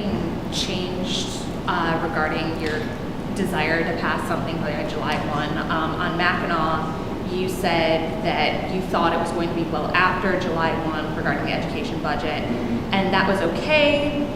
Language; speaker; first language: English; native; English